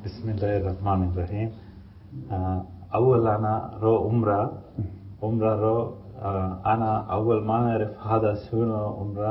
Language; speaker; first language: Arabic; non-native, learner; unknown